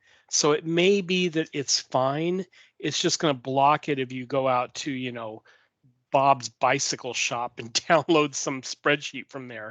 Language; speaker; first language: English; native; English